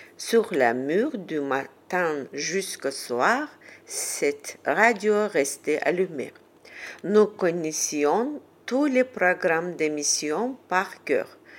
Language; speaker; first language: French; non-native, learner; Azerbaijani